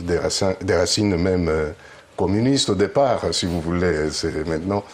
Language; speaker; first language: French; non-native, fluent; Greek